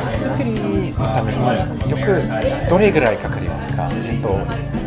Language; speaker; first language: Japanese; non-native, learner; English